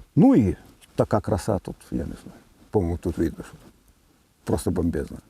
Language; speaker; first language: Ukrainian; native; Ukrainian